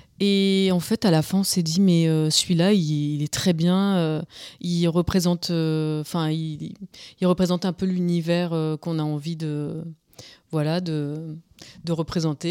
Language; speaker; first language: French; native; French